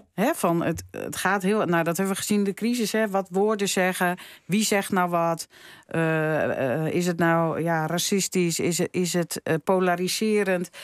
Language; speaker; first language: Dutch; native; Dutch